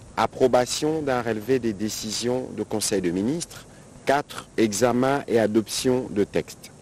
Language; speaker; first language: French; non-native, local second language; Lingala